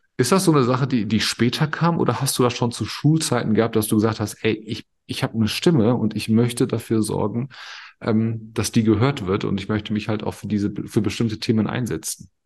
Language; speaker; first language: German; native; German